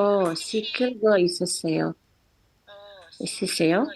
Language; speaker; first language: Korean; non-native, learner; Indonesian